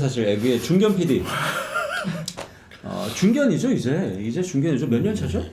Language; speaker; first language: Korean; native; Korean